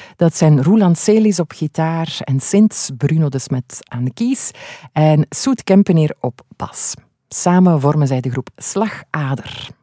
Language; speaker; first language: Dutch; native; Dutch